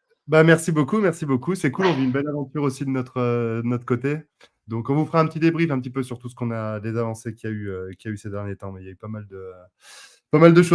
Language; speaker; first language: French; native; French